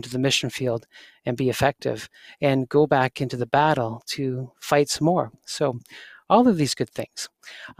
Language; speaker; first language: English; native; English